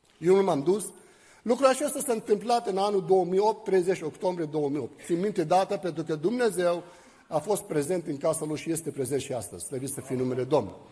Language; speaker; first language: Romanian; non-native, fluent; Arabic